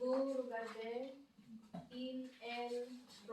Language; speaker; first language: French; non-native, learner; Filipino